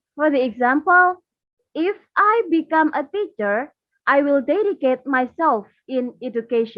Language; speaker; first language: English; non-native, fluent; Indonesian